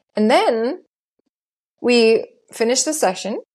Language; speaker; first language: English; non-native, fluent; German